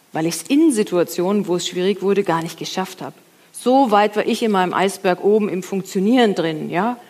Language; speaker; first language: German; native; German